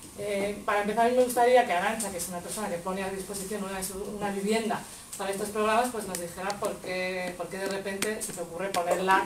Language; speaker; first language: Spanish; native; Spanish